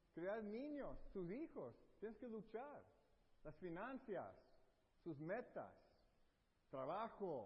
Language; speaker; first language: Spanish; early bilingual, heritage; Spanish